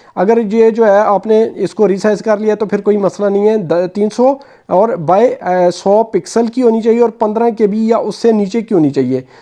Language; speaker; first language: Urdu; native; Urdu